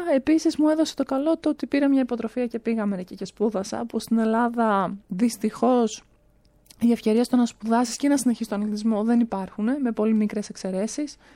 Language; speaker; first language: Greek; early bilingual, other home language; Romanian